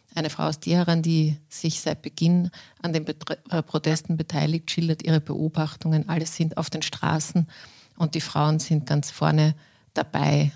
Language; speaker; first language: German; native; German